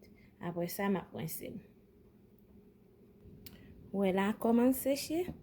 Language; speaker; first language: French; non-native, local second language; Haitian Creole